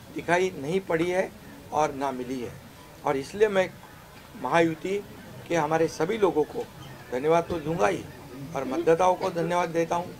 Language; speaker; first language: Hindi; non-native, local second language; Marathi